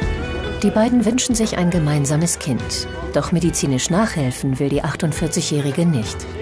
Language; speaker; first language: German; native; German